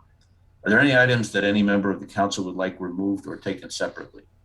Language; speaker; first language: English; native; English